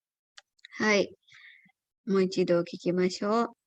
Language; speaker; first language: Japanese; non-native, fluent; Indonesian